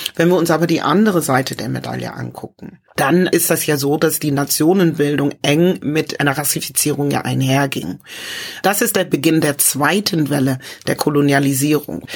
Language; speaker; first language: German; early bilingual, other home language; English